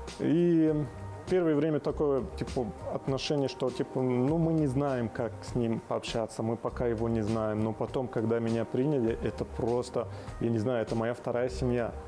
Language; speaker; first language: Russian; non-native, fluent; Arabic